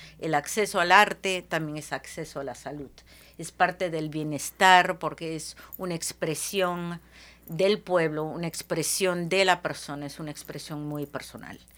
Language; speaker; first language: Spanish; early bilingual, heritage; Spanish